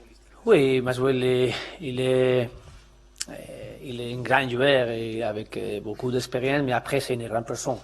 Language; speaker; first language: French; non-native, learner; Spanish